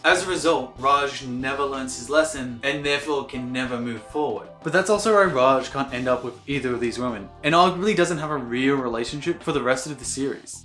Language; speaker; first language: English; native; English